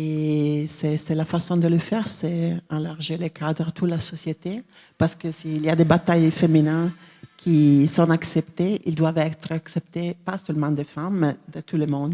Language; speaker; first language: French; non-native, fluent; Italian